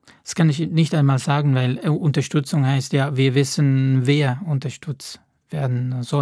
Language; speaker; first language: German; non-native, fluent; Arabic